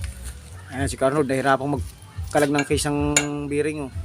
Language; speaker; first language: Filipino; native; Filipino